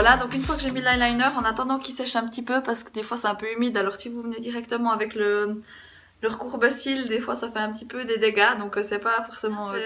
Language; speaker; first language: French; native; French